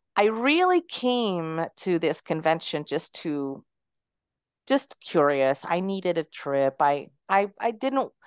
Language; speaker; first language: English; early bilingual, other home language; Spanish